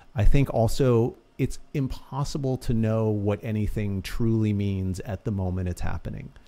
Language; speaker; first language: English; native; English